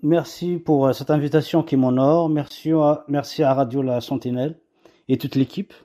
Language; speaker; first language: French; non-native, local second language; Kabyle